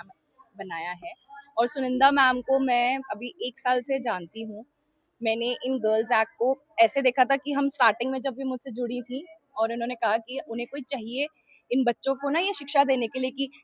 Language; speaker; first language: Hindi; native; Hindi